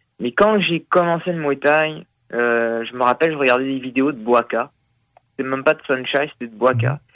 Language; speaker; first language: French; native; French